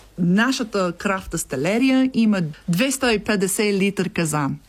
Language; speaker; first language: Bulgarian; non-native, learner; English